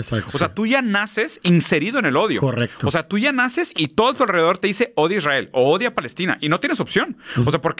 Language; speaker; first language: Spanish; native; Spanish